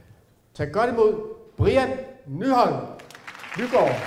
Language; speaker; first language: Danish; native; Danish